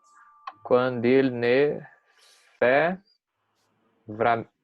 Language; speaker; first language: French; non-native, learner; Portuguese